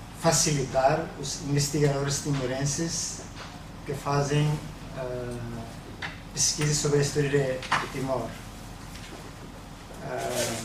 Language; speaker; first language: Portuguese; non-native, learner; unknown